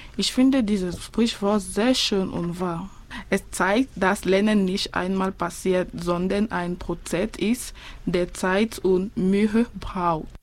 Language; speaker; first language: German; non-native, fluent; French